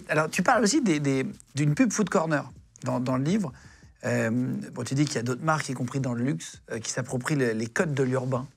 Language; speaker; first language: French; native; French